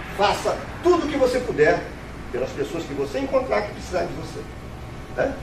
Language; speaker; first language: Portuguese; native; Portuguese